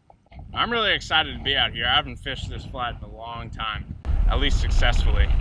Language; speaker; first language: English; native; English